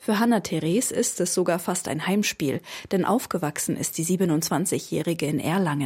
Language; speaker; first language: German; native; German